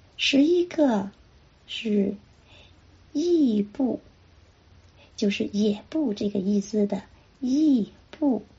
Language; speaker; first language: Chinese; non-native, local second language; Cantonese